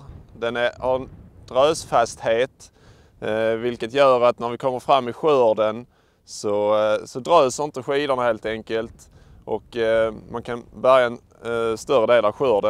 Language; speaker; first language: Swedish; native; Swedish